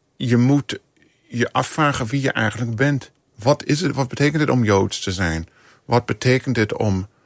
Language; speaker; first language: Dutch; non-native, fluent; English